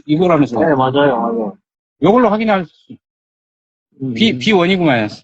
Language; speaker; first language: Korean; native; Korean